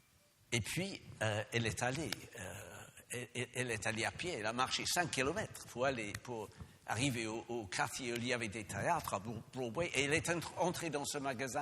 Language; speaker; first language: French; non-native, fluent; English